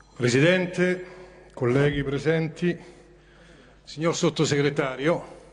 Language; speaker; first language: Italian; native; Italian